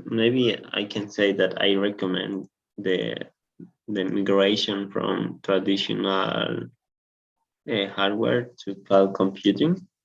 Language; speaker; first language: English; non-native, learner; Spanish